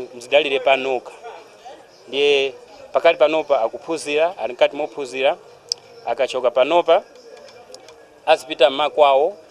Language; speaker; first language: Nyanja; non-native, local second language; Tumbuka